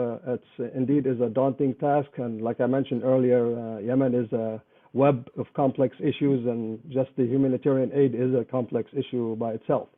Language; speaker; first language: English; non-native, fluent; Arabic